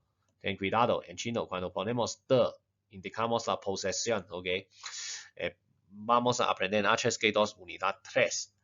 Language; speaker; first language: Spanish; non-native, fluent; Chinese